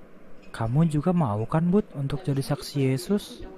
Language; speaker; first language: Indonesian; native; Indonesian